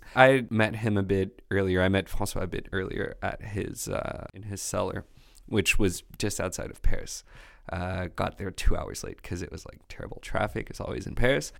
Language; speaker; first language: English; non-native, fluent; French